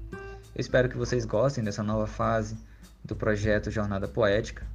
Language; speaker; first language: Portuguese; native; Portuguese